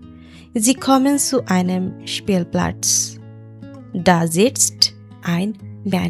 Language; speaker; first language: German; non-native, learner; Bangla